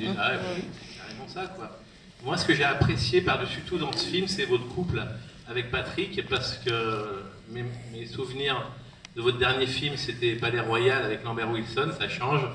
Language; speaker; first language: French; native; French